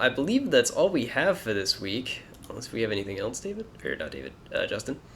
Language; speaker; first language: English; native; English